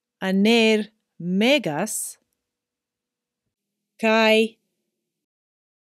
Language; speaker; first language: Greek; non-native, fluent; English